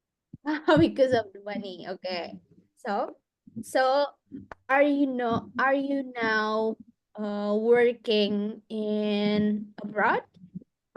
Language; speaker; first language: English; non-native, fluent; Indonesian